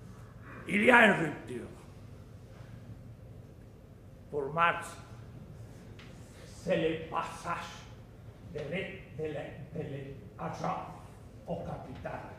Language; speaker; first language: French; non-native, fluent; Spanish